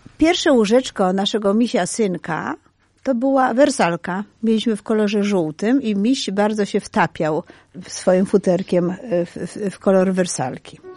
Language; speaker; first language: Polish; native; Polish